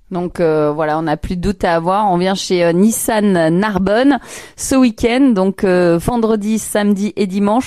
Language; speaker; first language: French; native; French